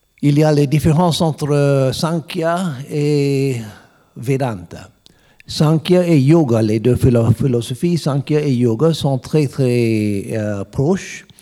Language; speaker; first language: French; non-native, learner; English